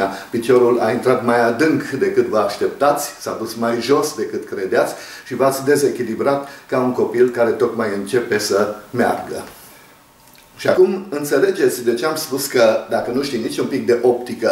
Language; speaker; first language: Romanian; native; Romanian